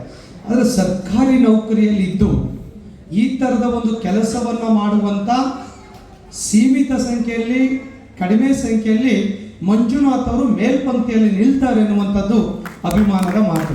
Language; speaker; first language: Kannada; native; Kannada